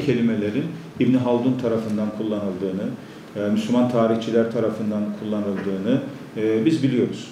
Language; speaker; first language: Turkish; native; Turkish